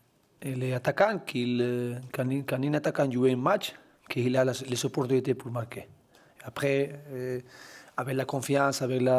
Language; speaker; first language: French; non-native, learner; Spanish